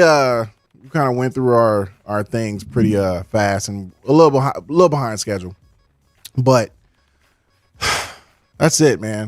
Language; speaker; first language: English; native; English